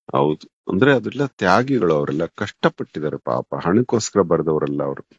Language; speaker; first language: Kannada; native; Kannada